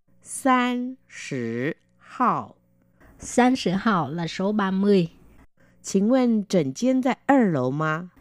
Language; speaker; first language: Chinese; non-native, fluent; Vietnamese